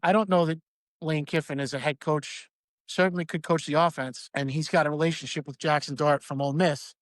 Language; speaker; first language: English; native; English